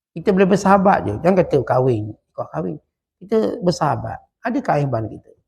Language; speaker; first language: Malay; native; Malay